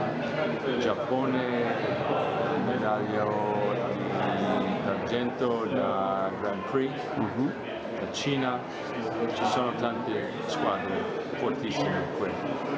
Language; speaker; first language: Italian; non-native, fluent; English